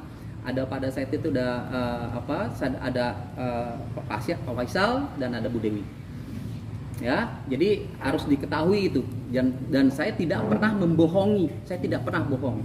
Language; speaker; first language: Indonesian; native; Indonesian